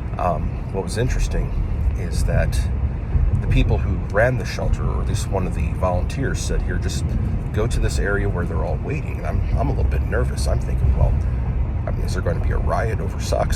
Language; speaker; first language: English; native; English